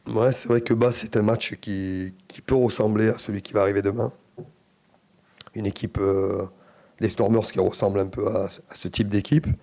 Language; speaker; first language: French; native; French